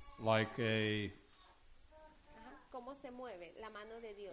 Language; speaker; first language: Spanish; non-native, fluent; English